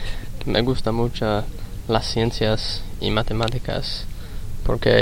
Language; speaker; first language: Spanish; non-native, learner; English